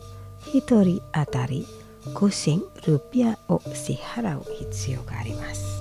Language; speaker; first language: Japanese; non-native, fluent; Indonesian